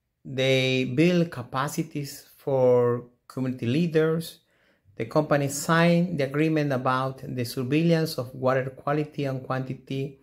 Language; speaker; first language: English; non-native, fluent; Spanish